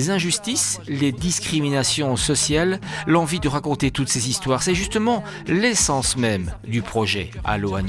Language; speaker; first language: French; native; French